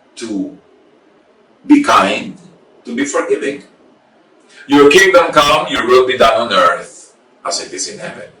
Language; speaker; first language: English; non-native, local second language; Filipino